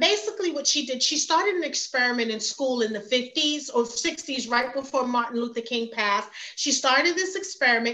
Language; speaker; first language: English; native; English